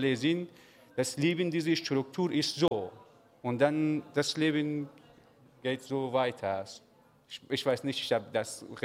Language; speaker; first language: German; non-native, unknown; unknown